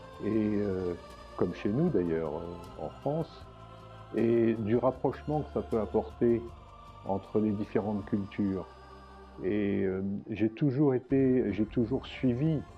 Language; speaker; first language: French; early bilingual, heritage; French